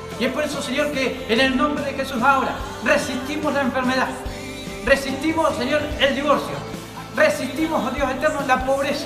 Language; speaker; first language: Spanish; native; Spanish